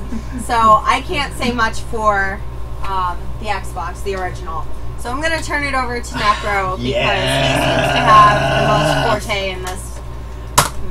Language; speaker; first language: English; native; English